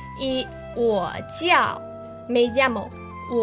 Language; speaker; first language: Spanish; non-native, fluent; Chinese